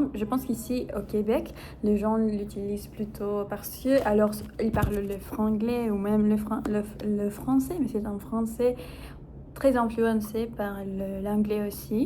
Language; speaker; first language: French; non-native, fluent; Spanish